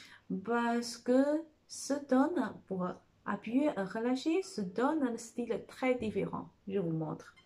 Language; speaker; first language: French; non-native, fluent; Chinese